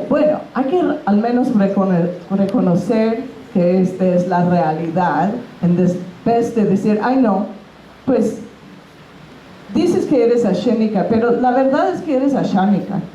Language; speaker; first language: Spanish; non-native, fluent; English